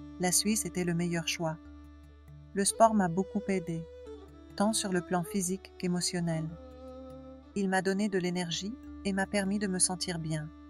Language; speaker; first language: French; non-native, fluent; Arabic